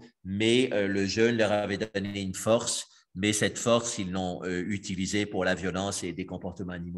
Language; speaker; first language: French; native; French